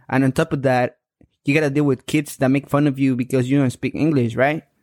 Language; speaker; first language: English; non-native, fluent; Spanish